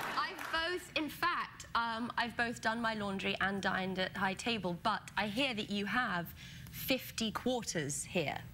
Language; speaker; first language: English; native; English